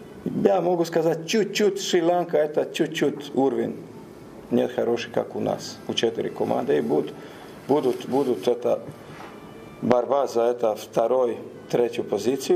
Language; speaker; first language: Russian; non-native, learner; Croatian